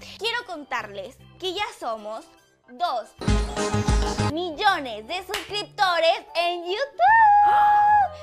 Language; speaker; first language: Spanish; native; Spanish